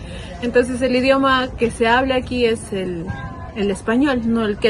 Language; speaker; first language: Spanish; native; Spanish